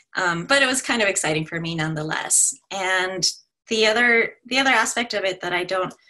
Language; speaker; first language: English; native; English